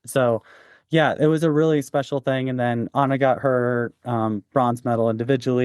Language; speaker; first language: English; native; English